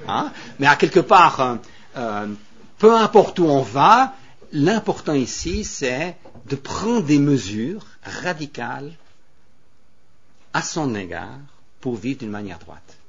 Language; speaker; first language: French; native; French